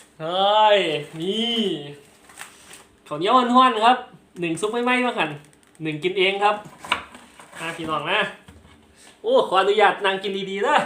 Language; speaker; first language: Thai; non-native, local second language; Lao